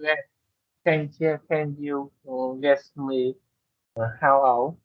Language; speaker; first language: English; non-native, learner; Vietnamese